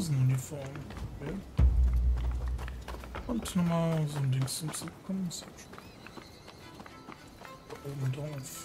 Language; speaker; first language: German; native; German